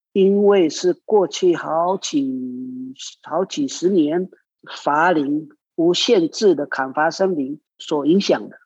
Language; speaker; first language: Chinese; non-native, local second language; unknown